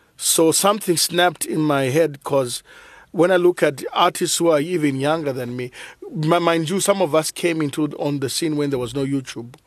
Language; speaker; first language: English; non-native, local second language; Shona